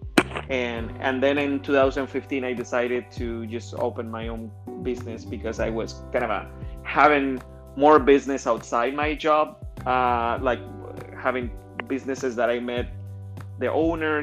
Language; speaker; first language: English; non-native, fluent; Spanish